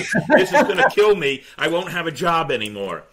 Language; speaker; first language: English; native; English